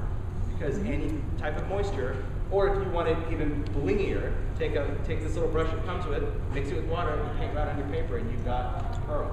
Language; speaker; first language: English; native; English